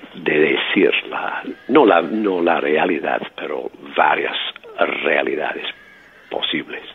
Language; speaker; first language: Spanish; non-native, fluent; English